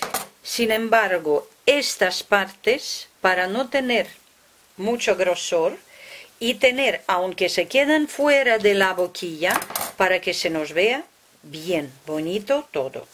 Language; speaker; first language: Spanish; non-native, fluent; Russian